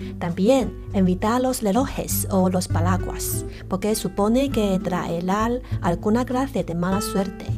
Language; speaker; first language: Spanish; non-native, learner; Chinese